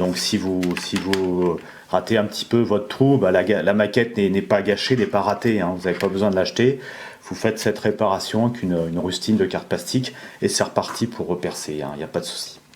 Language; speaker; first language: French; native; French